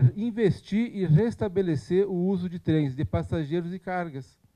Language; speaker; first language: Portuguese; native; Portuguese